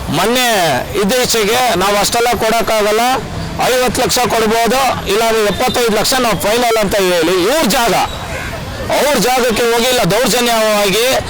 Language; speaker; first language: Kannada; native; Kannada